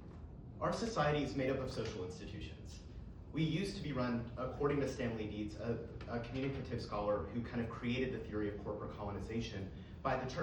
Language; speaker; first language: English; native; English